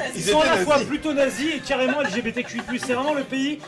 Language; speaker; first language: French; native; French